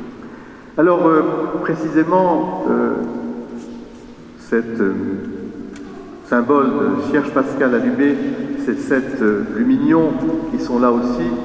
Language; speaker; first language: French; native; French